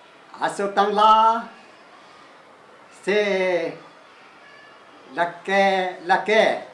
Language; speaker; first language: French; non-native, learner; Chinese